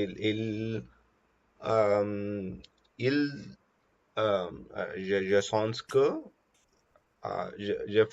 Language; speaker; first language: French; non-native, learner; Telugu